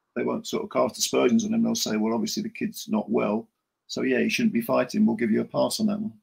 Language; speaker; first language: English; native; English